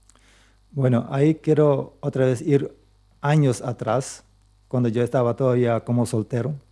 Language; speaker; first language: Spanish; non-native, local second language; Plautdietsch